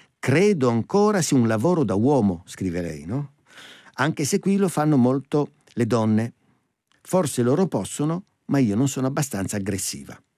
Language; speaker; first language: Italian; native; Italian